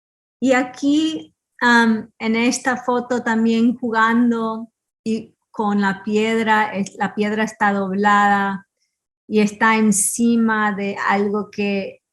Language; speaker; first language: Spanish; early bilingual, heritage; Spanish